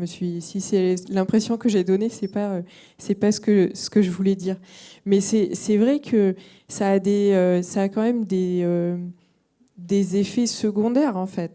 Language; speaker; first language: French; native; French